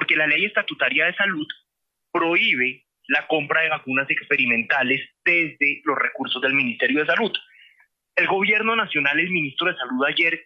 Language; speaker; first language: Spanish; native; Spanish